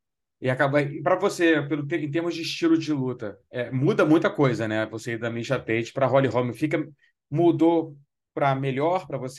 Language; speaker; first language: Portuguese; native; Portuguese